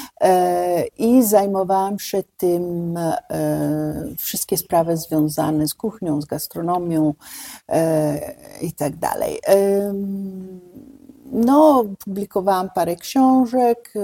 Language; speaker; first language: Polish; non-native, fluent; Italian